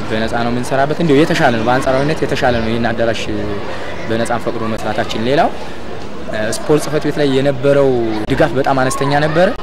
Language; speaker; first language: Amharic; native; Amharic